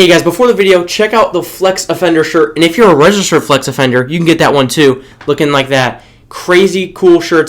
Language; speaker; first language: English; native; English